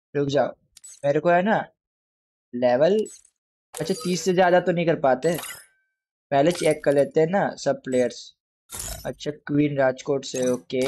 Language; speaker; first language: Hindi; non-native, local second language; Gujarati